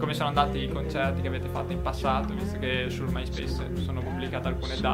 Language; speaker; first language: Italian; native; Italian